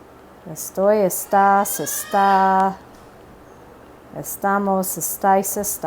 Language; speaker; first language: Spanish; non-native, fluent; English